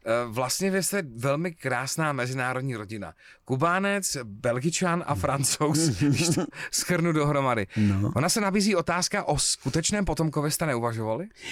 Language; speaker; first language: Czech; native; Czech